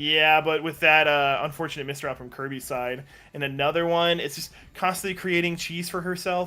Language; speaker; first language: English; native; English